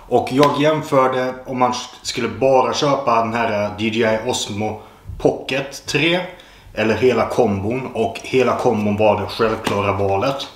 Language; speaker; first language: Swedish; native; Swedish